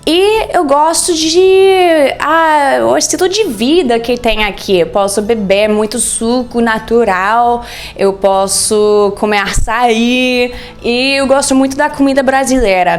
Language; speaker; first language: Portuguese; non-native, learner; English